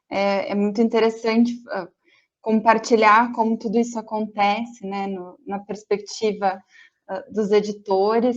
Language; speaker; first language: Portuguese; native; Portuguese